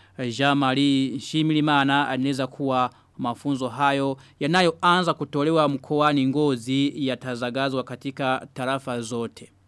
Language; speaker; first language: Swahili; non-native, local second language; Rundi